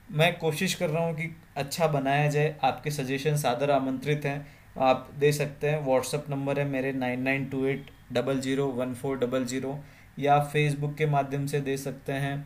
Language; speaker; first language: Hindi; native; Hindi